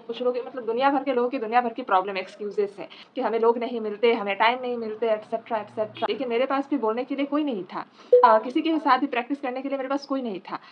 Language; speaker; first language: Hindi; non-native, local second language; Assamese